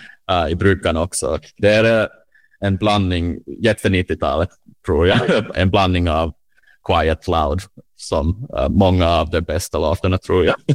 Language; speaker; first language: Swedish; non-native, learner; Finnish